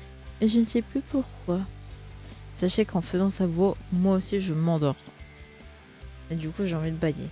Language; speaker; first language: French; native; French